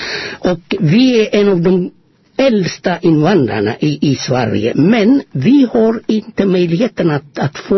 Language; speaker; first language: Swedish; non-native, fluent; Amharic